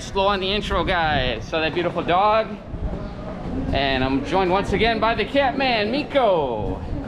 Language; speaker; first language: English; native; English